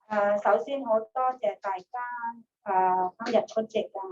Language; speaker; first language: Cantonese; non-native, learner; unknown